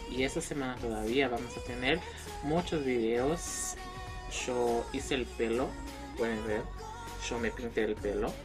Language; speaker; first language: Spanish; non-native, fluent; Portuguese